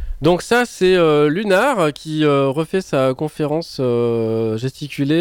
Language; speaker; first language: French; native; French